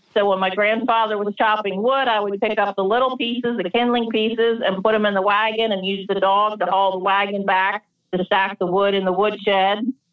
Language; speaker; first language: English; native; English